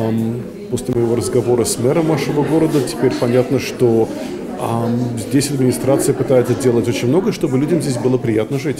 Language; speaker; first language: Russian; early bilingual, heritage; English